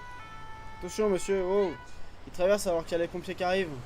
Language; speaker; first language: French; native; French